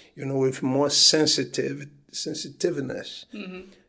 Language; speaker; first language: English; non-native, fluent; Portuguese